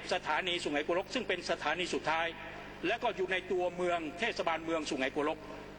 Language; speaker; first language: Thai; non-native, local second language; Pattani Malay